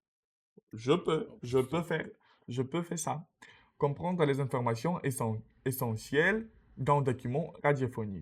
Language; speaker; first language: French; non-native, learner; Russian